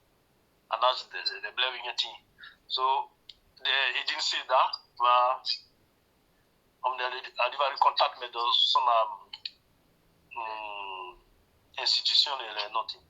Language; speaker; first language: Swedish; non-native, learner; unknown